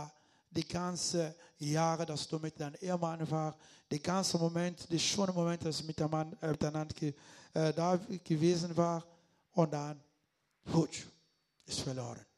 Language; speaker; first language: German; non-native, learner; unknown